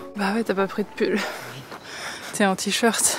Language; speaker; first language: French; native; French